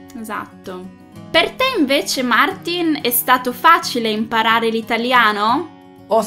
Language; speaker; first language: Italian; native; Italian